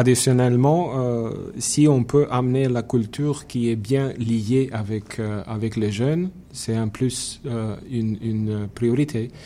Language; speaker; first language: French; non-native, fluent; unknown